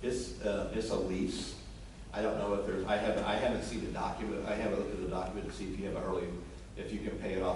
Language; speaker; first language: English; native; English